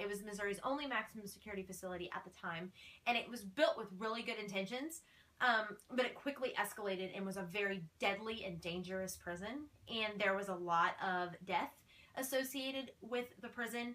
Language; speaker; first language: English; native; English